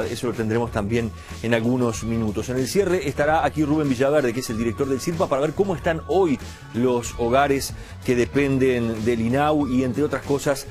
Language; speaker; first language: Spanish; native; Spanish